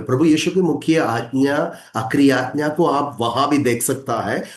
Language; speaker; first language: Hindi; non-native, local second language; Malayalam